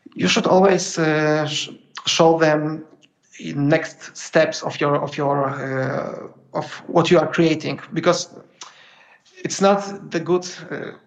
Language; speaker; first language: English; non-native, fluent; Polish